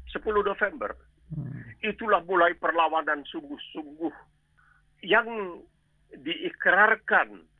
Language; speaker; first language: Indonesian; native; Indonesian